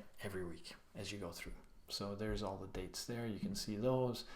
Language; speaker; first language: English; native; English